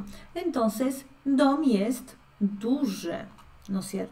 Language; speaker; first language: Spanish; non-native, fluent; Polish